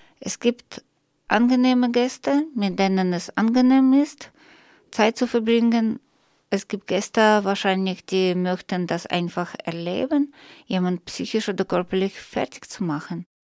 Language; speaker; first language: German; non-native, learner; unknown